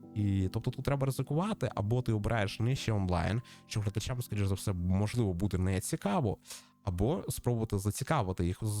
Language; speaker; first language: Ukrainian; non-native, local second language; Russian